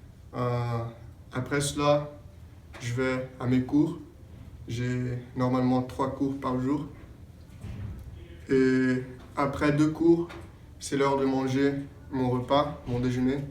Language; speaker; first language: French; non-native, fluent; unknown